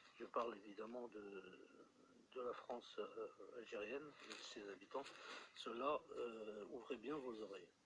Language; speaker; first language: French; non-native, local second language; Arabic